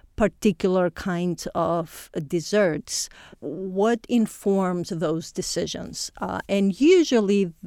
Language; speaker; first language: English; non-native, fluent; Greek